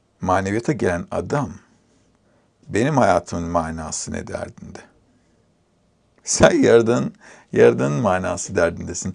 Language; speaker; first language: Turkish; native; Turkish